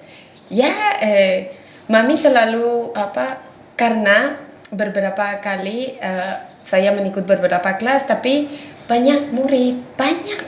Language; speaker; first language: Indonesian; non-native, fluent; Spanish